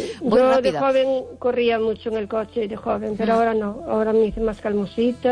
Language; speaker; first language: Spanish; native; Spanish